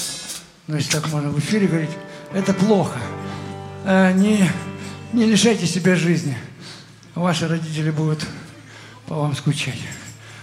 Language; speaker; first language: Russian; native; Russian